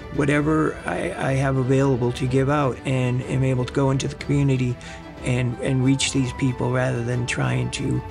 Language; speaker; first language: English; native; English